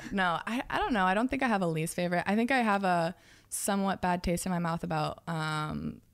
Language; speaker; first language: English; native; English